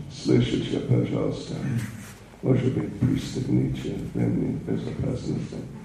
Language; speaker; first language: Russian; non-native, learner; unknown